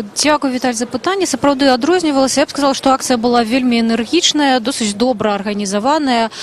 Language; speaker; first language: Belarusian; native; Belarusian